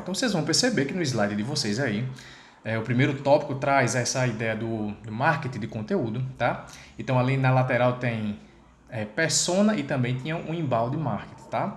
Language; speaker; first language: Portuguese; native; Portuguese